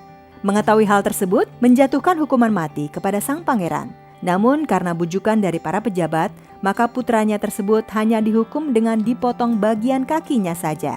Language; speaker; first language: Indonesian; native; Indonesian